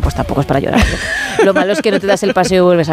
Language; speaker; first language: Spanish; native; Spanish